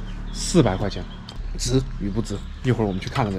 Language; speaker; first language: Chinese; native; Chinese